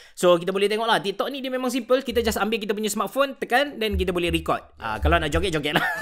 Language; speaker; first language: Malay; native; Malay